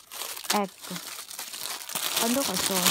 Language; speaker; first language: Italian; non-native, learner; Filipino